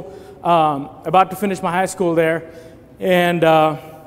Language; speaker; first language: English; non-native, local second language; Telugu